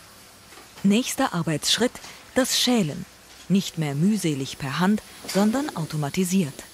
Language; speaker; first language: German; native; German